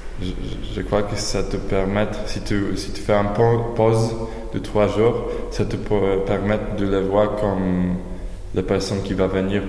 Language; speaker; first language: French; non-native, learner; Polish